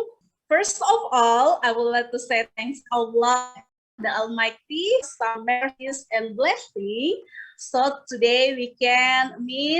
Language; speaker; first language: English; non-native, learner; Indonesian